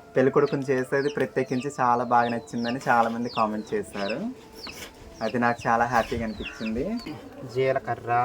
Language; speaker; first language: Telugu; non-native, local second language; Koya